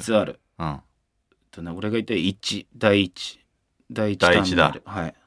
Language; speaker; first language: Japanese; native; Japanese